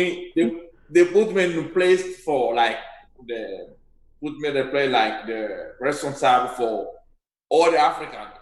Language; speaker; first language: English; non-native, learner; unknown